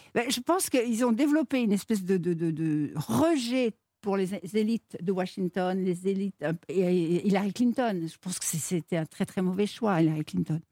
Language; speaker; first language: French; native; French